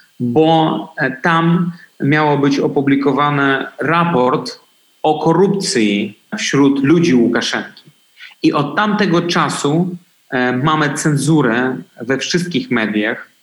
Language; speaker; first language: Polish; non-native, fluent; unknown